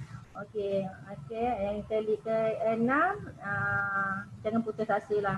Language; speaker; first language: Malay; native; Malay